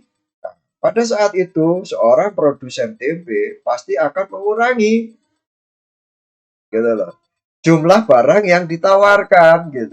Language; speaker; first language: Indonesian; native; Indonesian